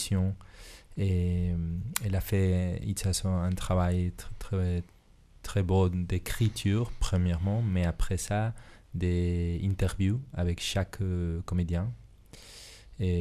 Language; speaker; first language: French; non-native, fluent; Spanish